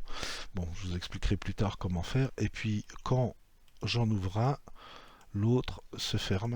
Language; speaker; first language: French; native; French